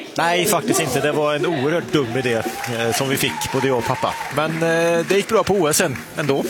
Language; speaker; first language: Swedish; native; Swedish